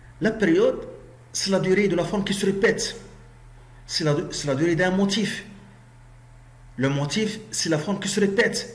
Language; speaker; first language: French; non-native, local second language; Arabic